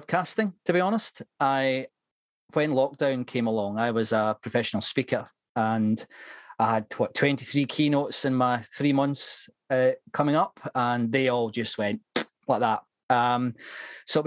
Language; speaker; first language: English; native; English